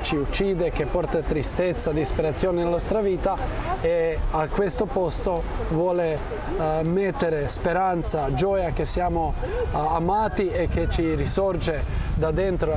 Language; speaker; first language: Italian; non-native, fluent; Croatian